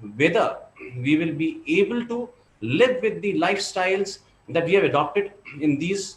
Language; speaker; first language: English; non-native, local second language; Hindi